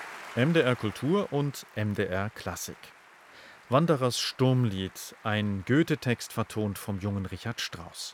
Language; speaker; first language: German; native; German